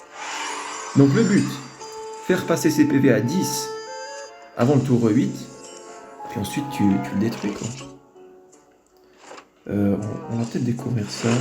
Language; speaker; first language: French; native; French